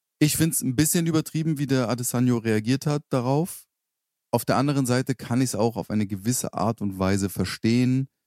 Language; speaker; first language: German; native; German